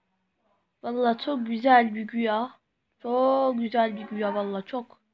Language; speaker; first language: Turkish; non-native, learner; Arabic